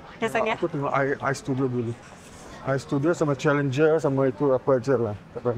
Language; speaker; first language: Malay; non-native, local second language; Chinese